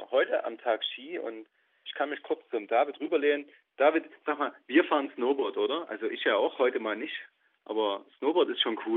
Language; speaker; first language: German; native; German